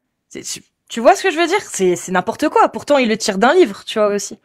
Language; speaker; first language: French; native; French